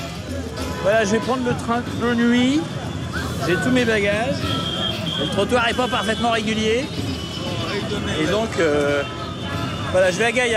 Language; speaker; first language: French; native; French